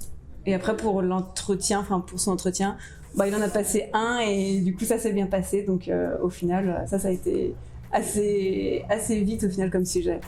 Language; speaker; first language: French; native; French